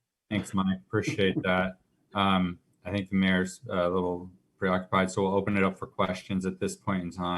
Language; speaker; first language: English; native; English